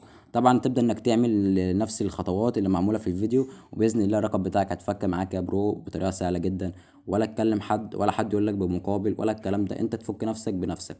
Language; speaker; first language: Arabic; native; Arabic